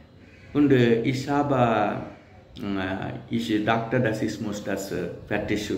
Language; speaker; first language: German; non-native, learner; Telugu